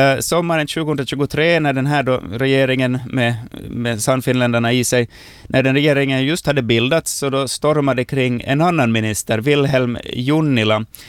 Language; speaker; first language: Swedish; native; Swedish